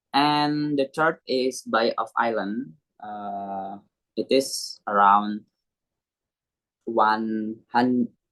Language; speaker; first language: English; non-native, learner; Indonesian